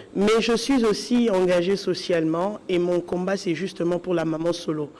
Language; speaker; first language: French; non-native, local second language; Lingala